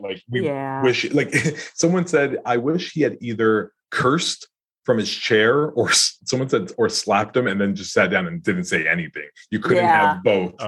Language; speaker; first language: English; native; English